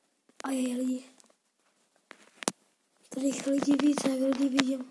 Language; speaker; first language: Czech; non-native, learner; Slovak